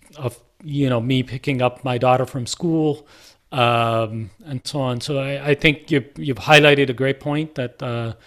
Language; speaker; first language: English; non-native, local second language; Punjabi